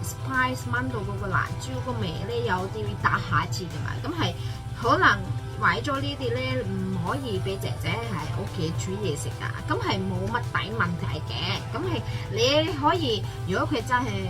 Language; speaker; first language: Cantonese; non-native, fluent; Indonesian